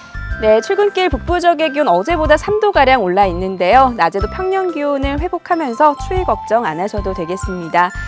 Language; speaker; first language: Korean; native; Korean